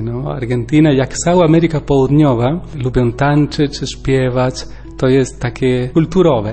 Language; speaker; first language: Polish; non-native, learner; Spanish